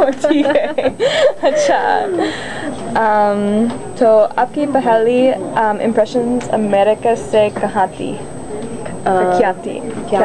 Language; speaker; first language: Hindi; non-native, learner; English